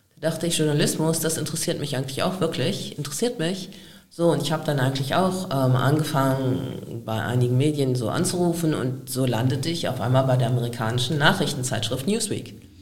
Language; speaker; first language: German; native; German